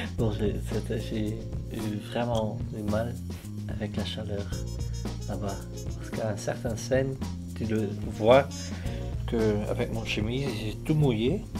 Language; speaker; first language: French; non-native, local second language; Dutch